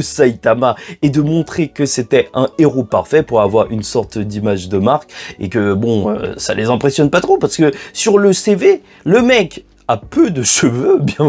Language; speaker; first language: French; native; French